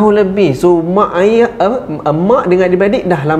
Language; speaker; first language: Malay; native; Malay